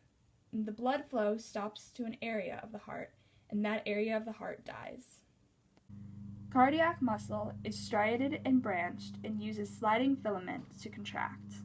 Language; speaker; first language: English; native; English